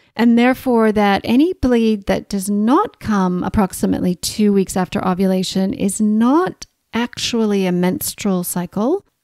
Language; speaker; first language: English; native; English